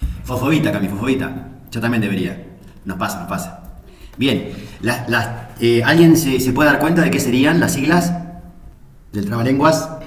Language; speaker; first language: Spanish; native; Spanish